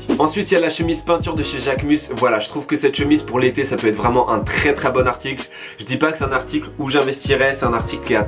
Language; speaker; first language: French; native; French